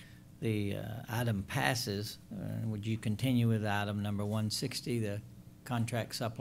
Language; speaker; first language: English; native; English